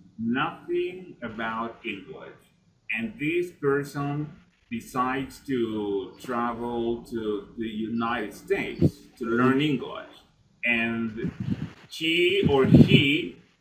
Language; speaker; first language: English; non-native, fluent; Spanish